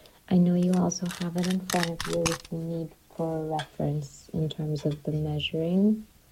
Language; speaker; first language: English; non-native, fluent; Turkish